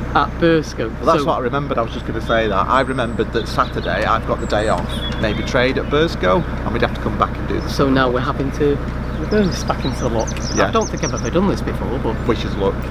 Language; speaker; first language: English; native; English